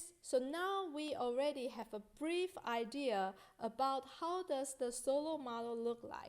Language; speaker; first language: English; non-native, fluent; Chinese